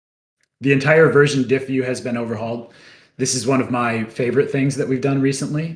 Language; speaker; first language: English; native; English